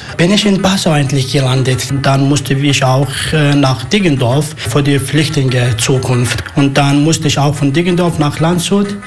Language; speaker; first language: German; non-native, learner; Arabic